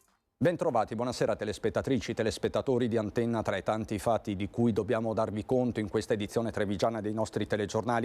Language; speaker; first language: Italian; native; Italian